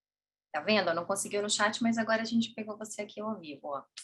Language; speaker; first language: Portuguese; native; Portuguese